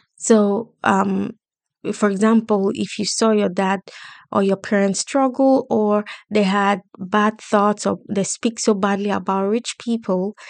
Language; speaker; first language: English; non-native, local second language; Yoruba